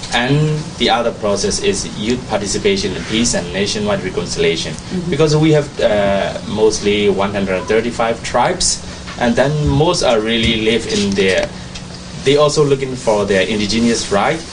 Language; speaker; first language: English; non-native, learner; Burmese